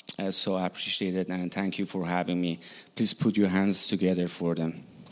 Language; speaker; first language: English; non-native, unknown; Persian